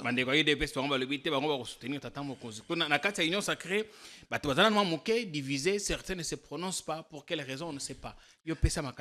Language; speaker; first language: French; non-native, local second language; Lingala